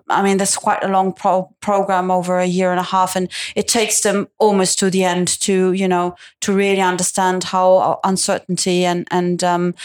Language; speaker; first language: English; non-native, fluent; Italian